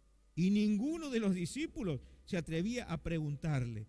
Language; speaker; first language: Spanish; native; Spanish